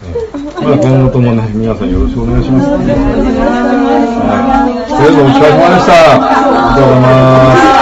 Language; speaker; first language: Japanese; native; Japanese